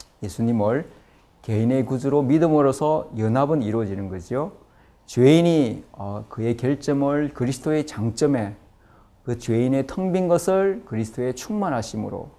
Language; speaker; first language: Korean; native; Korean